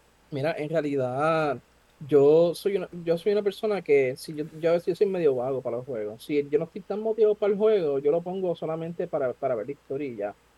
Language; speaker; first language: Spanish; native; Spanish